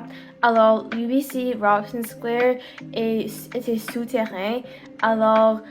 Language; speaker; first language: French; non-native, learner; English